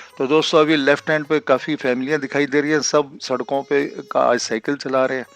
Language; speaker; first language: Hindi; non-native, local second language; Punjabi